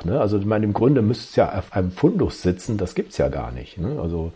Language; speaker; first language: German; native; German